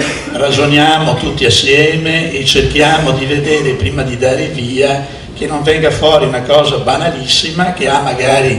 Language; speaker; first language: Italian; native; Italian